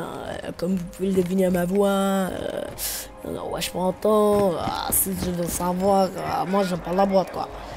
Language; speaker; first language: French; native; French